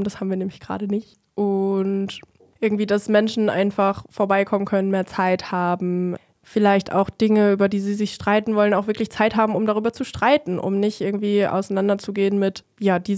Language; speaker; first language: German; native; German